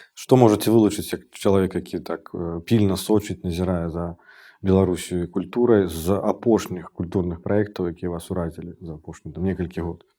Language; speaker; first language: Belarusian; non-native, local second language; Russian